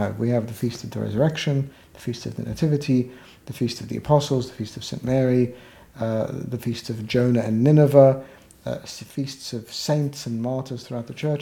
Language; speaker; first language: English; native; English